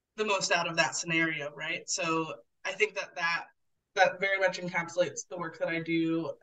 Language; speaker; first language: English; native; English